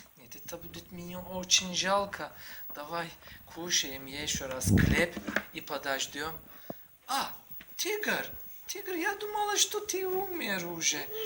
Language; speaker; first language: Russian; non-native, learner; Turkish